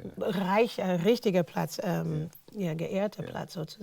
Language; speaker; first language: German; non-native, fluent; English